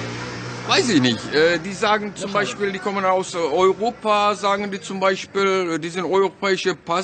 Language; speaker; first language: German; non-native, learner; Turkish